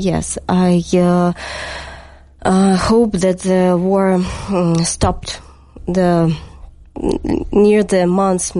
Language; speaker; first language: English; non-native, learner; Ukrainian